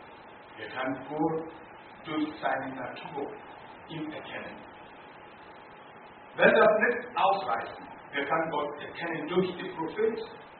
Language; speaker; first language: German; non-native, learner; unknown